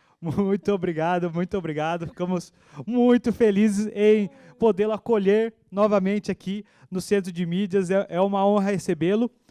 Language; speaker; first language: Portuguese; native; Portuguese